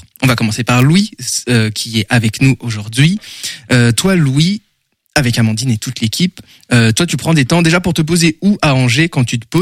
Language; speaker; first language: French; native; French